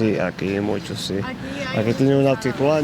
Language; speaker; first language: Spanish; non-native, learner; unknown